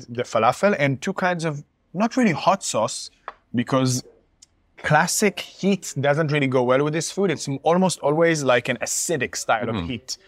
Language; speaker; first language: English; non-native, fluent; Hebrew